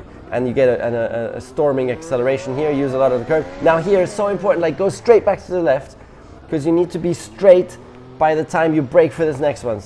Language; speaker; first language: English; non-native, fluent; German